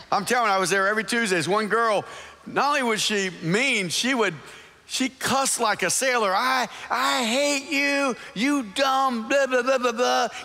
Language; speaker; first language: English; native; English